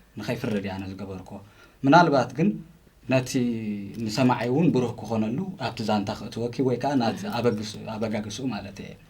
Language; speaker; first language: Tigrinya; native; Tigrinya